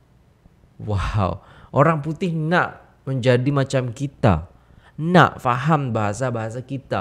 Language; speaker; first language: Indonesian; native; Indonesian